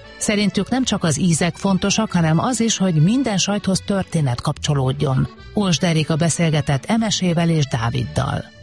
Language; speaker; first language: Hungarian; native; Hungarian